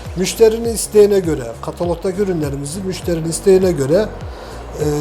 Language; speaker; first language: Turkish; native; Turkish